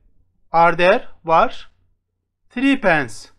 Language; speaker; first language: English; non-native, fluent; Turkish